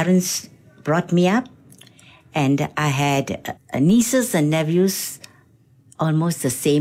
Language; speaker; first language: English; non-native, local second language; Tamil